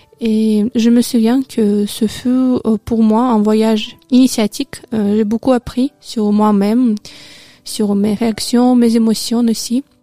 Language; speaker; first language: French; non-native, learner; Russian